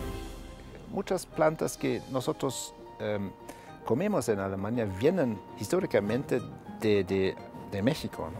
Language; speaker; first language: Spanish; non-native, fluent; German